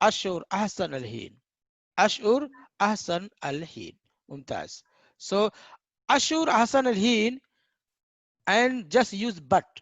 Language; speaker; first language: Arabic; non-native, fluent; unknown